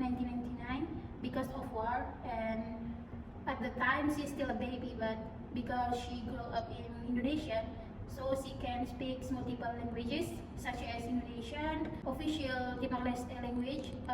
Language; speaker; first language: English; non-native, learner; Indonesian